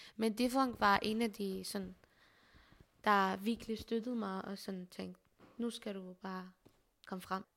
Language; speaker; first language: Danish; non-native, fluent; Arabic